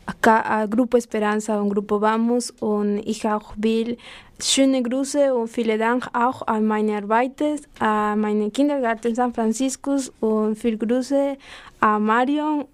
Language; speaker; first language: German; non-native, learner; Spanish